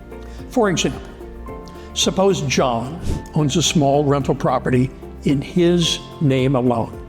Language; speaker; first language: English; native; English